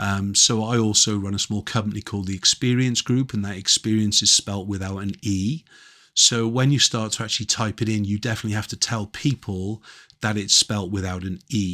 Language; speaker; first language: English; native; English